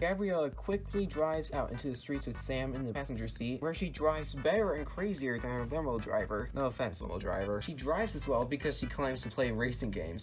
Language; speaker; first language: English; native; English